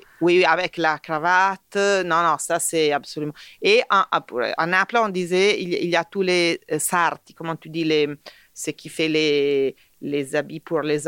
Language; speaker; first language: French; non-native, fluent; Italian